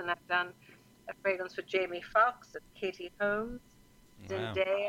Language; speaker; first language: English; native; English